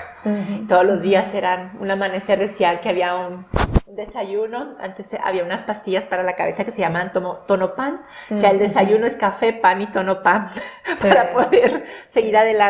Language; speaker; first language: Spanish; non-native, local second language; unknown